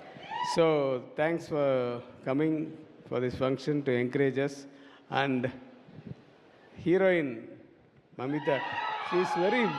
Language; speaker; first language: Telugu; non-native, learner; Tamil